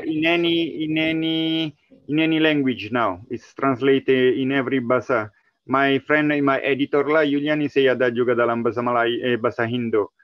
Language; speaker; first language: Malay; non-native, learner; Italian